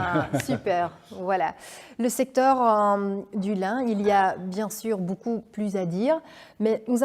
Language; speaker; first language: French; non-native, local second language; Dutch